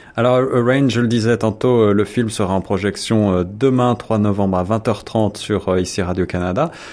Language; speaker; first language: French; native; French